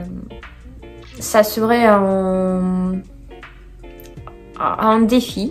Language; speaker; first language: French; non-native, fluent; Russian